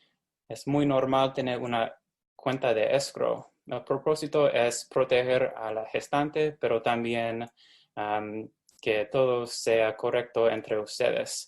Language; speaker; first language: Spanish; non-native, fluent; English